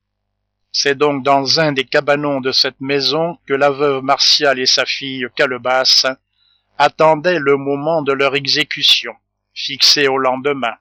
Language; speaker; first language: French; native; French